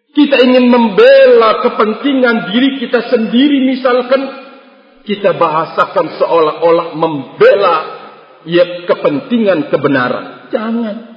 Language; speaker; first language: Malay; non-native, local second language; Sasak